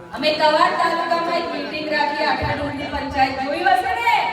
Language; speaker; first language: Gujarati; non-native, local second language; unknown